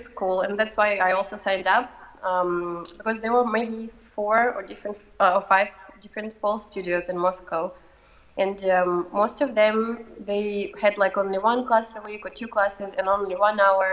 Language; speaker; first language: English; non-native, fluent; Russian